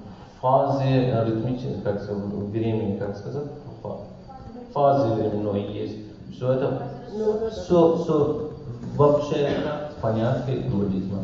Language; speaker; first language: Russian; non-native, learner; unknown